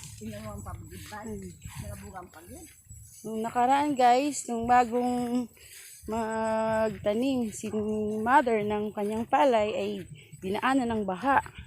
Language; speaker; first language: Filipino; non-native, local second language; Kinaray-a